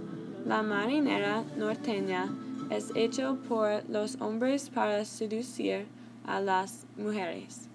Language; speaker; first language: Spanish; non-native, learner; English